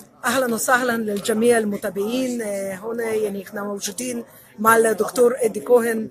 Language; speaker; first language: Arabic; non-native, fluent; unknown